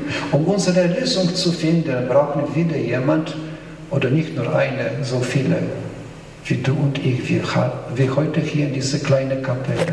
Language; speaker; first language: German; non-native, fluent; Polish